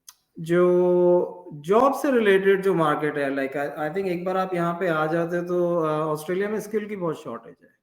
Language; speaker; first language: Hindi; native; Hindi